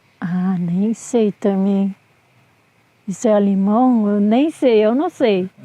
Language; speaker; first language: Portuguese; non-native, local second language; Low German